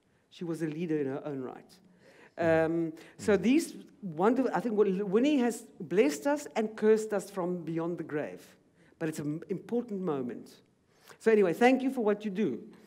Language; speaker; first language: English; native; English